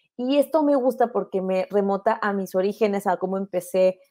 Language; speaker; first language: Spanish; native; Spanish